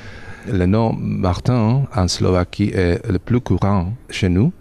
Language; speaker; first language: French; non-native, learner; Slovak